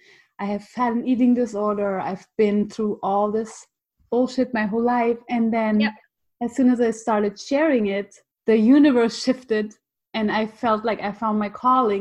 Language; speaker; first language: English; non-native, fluent; German